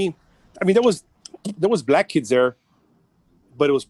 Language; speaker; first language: English; early bilingual, other home language; Spanish